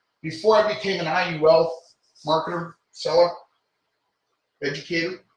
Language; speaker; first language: English; native; English